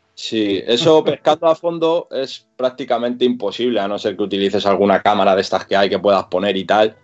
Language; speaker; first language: Spanish; native; Spanish